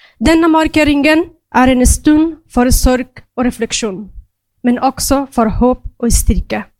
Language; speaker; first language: Norwegian; non-native, fluent; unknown